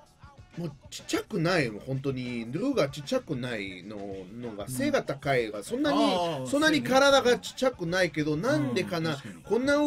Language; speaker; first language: Japanese; non-native, learner; Spanish